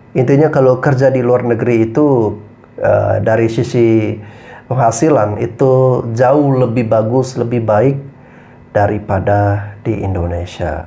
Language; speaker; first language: Indonesian; native; Indonesian